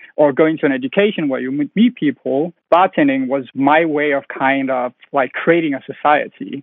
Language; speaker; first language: English; non-native, fluent; Danish